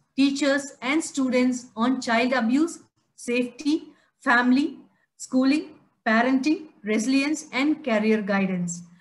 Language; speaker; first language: English; non-native, local second language; Tamil